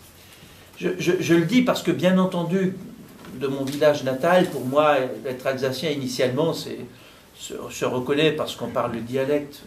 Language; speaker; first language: French; native; French